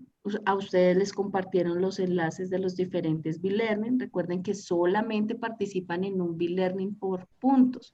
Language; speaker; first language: Spanish; native; Spanish